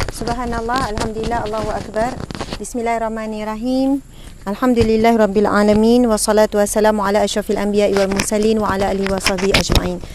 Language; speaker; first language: Malay; native; Malay